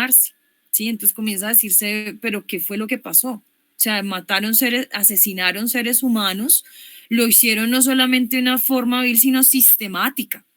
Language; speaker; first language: Spanish; native; Spanish